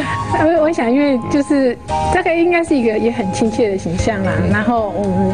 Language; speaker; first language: Chinese; native; Chinese